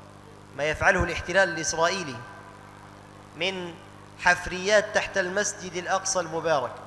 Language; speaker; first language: Arabic; native; Arabic